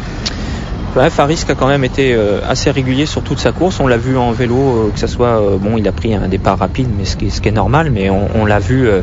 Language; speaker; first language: French; native; French